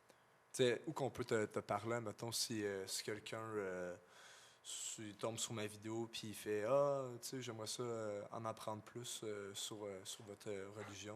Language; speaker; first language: French; native; French